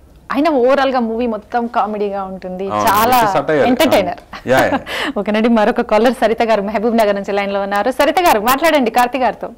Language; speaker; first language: Telugu; native; Telugu